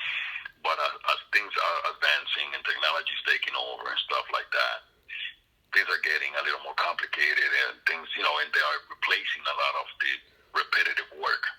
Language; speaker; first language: English; non-native, fluent; Spanish